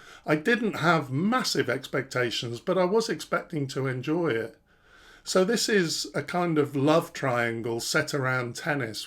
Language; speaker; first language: English; native; English